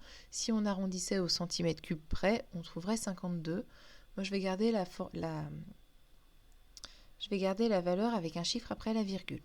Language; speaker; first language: French; native; French